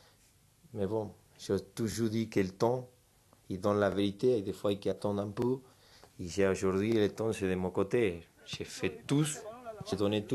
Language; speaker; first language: French; non-native, fluent; Spanish